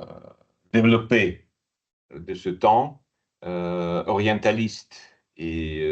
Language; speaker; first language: French; non-native, fluent; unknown